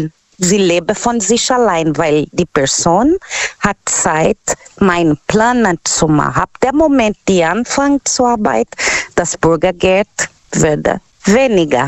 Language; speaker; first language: German; non-native, learner; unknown